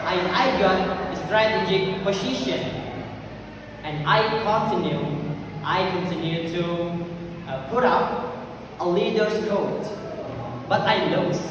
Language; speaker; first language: English; non-native, learner; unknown